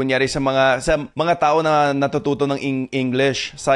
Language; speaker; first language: Filipino; non-native, fluent; English